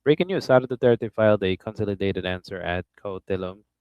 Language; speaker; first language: English; non-native, local second language; Filipino